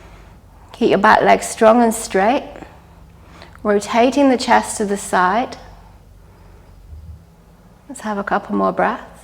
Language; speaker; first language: English; native; English